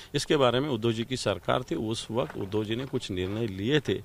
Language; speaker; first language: Hindi; non-native, local second language; Marathi